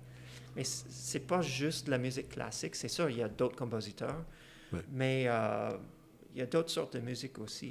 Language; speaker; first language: French; non-native, fluent; Persian